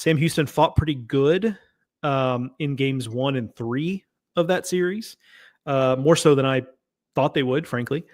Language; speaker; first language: English; native; English